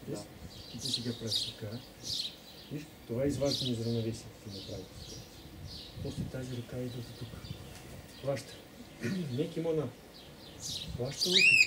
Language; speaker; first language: Bulgarian; non-native, learner; Russian